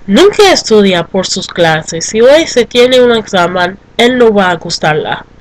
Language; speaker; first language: Spanish; non-native, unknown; English